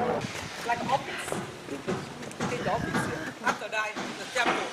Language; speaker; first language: English; non-native, learner; Vietnamese